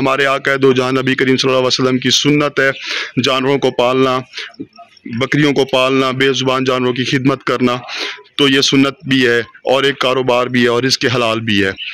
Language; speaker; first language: Urdu; non-native, local second language; Saraiki